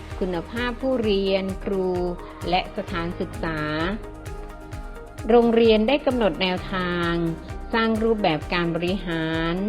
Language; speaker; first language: Thai; native; Thai